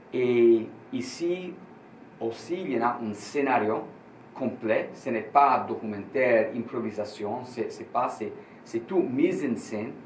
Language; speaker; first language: French; non-native, learner; Italian